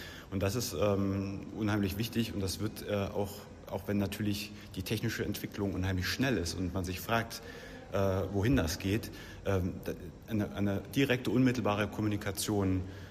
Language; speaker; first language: German; native; German